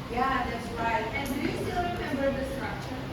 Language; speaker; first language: English; non-native, fluent; Indonesian